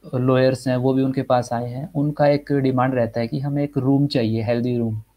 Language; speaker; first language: Hindi; native; Hindi